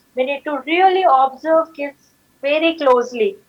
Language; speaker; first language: English; non-native, local second language; Marathi